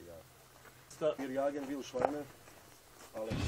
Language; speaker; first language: German; non-native, learner; Croatian